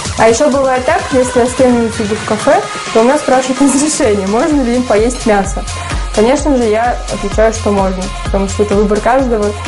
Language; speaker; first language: Russian; native; Russian